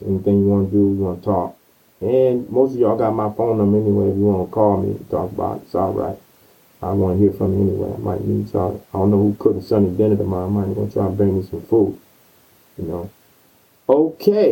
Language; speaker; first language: English; native; English